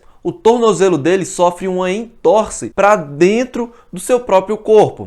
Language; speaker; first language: Portuguese; native; Portuguese